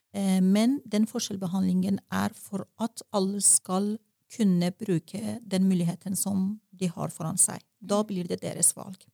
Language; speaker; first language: Norwegian; non-native, fluent; Persian